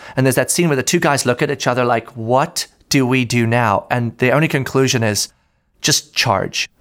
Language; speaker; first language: English; native; English